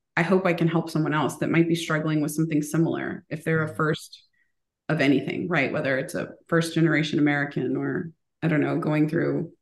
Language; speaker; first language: English; early bilingual, other home language; Spanish